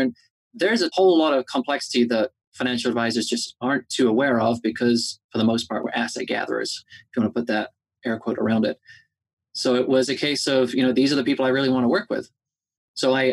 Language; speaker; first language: English; native; English